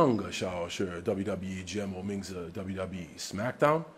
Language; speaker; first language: Chinese; non-native, learner; English